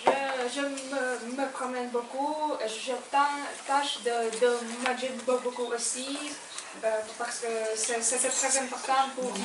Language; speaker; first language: French; non-native, learner; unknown